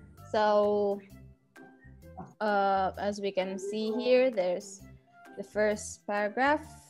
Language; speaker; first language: English; non-native, fluent; Indonesian